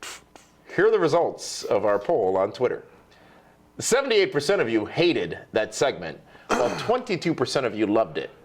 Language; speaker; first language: English; native; English